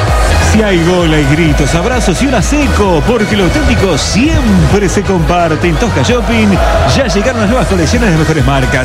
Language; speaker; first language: Spanish; native; Spanish